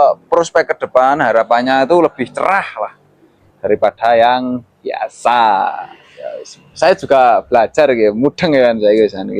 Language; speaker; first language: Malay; non-native, local second language; Javanese